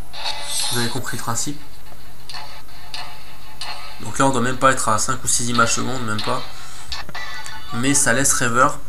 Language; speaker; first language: French; native; French